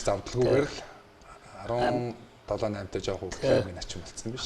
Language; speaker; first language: Mongolian; native; Mongolian